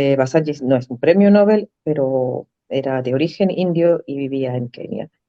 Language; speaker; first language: Spanish; native; Spanish